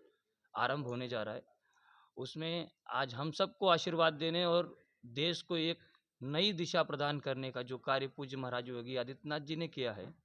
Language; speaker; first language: Hindi; native; Hindi